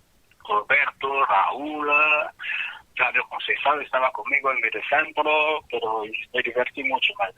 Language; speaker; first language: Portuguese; non-native, learner; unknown